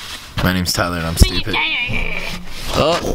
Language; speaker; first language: English; native; English